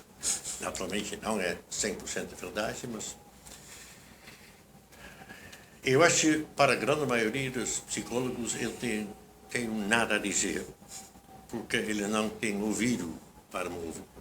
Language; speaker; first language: Portuguese; non-native, fluent; Dutch